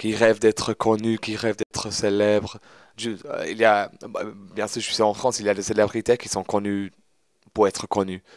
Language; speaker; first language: French; non-native, fluent; English